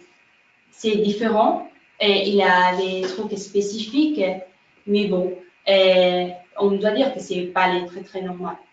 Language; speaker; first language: French; non-native, fluent; Spanish